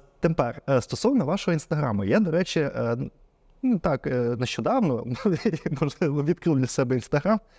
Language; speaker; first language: Ukrainian; non-native, local second language; Russian